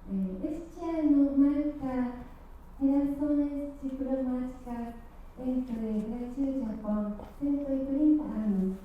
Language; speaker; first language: Portuguese; non-native, learner; Japanese